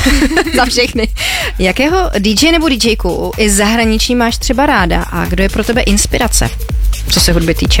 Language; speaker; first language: Czech; native; Czech